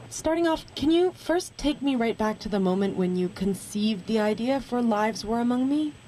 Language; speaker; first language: English; native; English